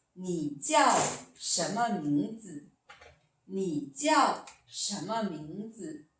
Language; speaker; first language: Chinese; non-native, fluent; Korean